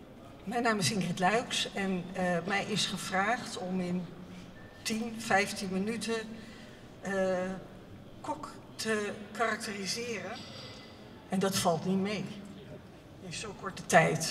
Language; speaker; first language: Dutch; native; Dutch